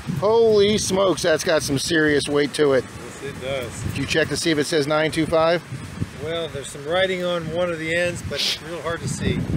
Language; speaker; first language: English; native; English